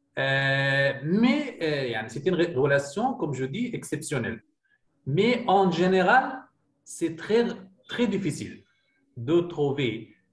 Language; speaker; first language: French; non-native, learner; Arabic